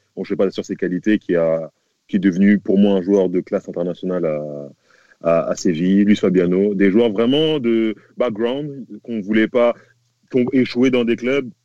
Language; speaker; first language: French; native; French